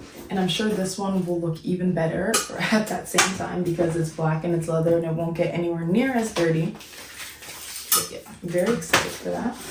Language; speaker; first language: English; native; English